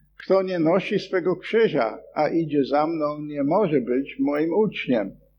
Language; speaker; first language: Polish; non-native, fluent; English